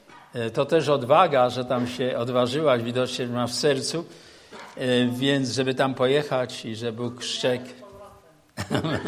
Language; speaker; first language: Polish; native; Polish